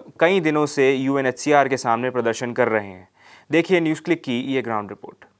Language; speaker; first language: Hindi; native; Hindi